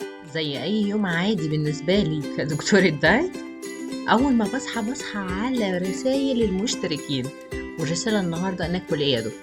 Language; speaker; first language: Arabic; native; Arabic